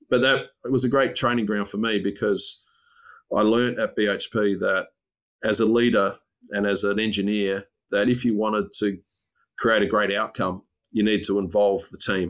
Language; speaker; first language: English; native; English